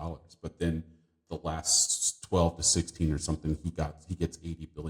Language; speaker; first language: English; native; English